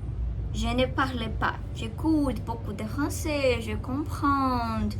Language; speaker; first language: French; non-native, learner; Portuguese